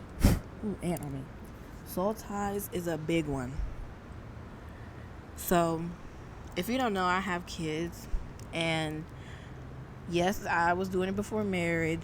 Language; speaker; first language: English; native; English